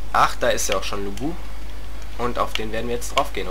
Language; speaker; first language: German; native; German